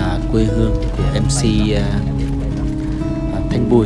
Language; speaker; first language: Vietnamese; non-native, local second language; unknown